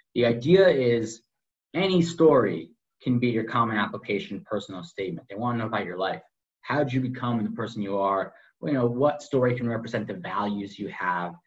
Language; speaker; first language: English; native; English